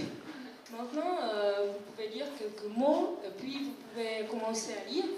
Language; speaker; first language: French; non-native, fluent; Czech